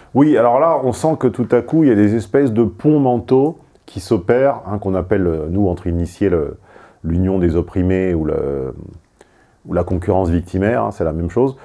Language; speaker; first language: French; native; French